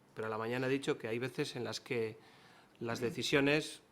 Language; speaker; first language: Spanish; non-native, local second language; Basque